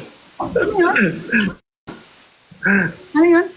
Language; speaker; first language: Filipino; non-native, learner; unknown